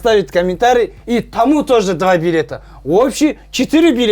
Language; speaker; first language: Russian; non-native, local second language; Kazakh